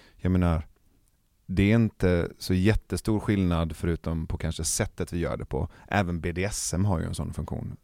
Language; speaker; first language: Swedish; early bilingual, other home language; Persian